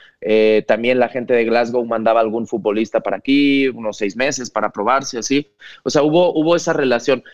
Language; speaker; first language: Spanish; non-native, local second language; Catalan